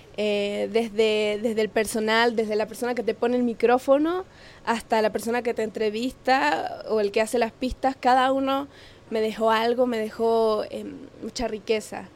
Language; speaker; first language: Spanish; native; Spanish